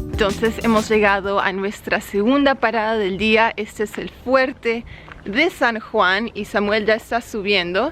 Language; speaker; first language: Spanish; native; Spanish